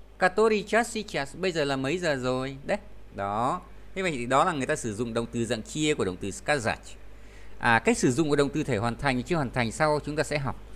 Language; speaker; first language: Vietnamese; native; Vietnamese